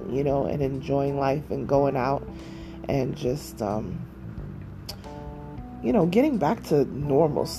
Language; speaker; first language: English; native; English